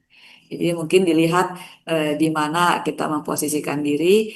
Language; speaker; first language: Indonesian; native; Indonesian